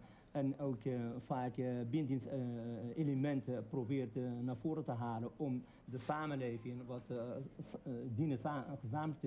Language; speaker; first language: Dutch; non-native, fluent; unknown